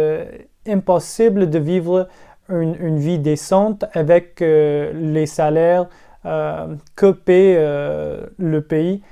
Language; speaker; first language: French; non-native, local second language; English